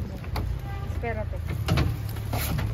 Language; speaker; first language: Spanish; non-native, learner; Filipino